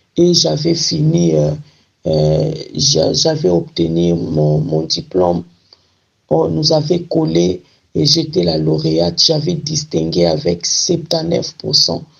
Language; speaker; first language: French; non-native, local second language; Lingala